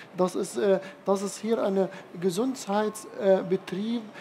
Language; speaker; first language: German; non-native, fluent; Arabic